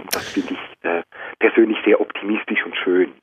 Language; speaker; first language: German; native; German